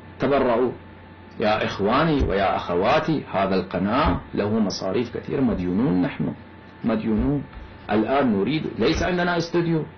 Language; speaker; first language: Arabic; non-native, fluent; Persian